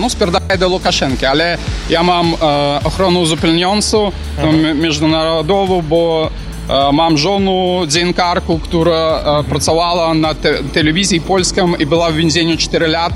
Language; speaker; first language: Polish; non-native, learner; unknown